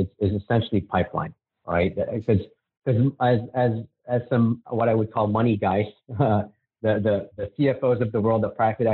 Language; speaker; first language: English; non-native, local second language; Filipino